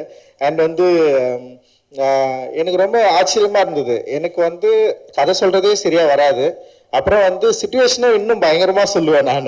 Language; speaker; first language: Tamil; native; Tamil